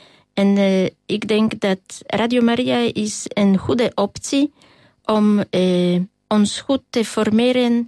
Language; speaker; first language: Dutch; non-native, learner; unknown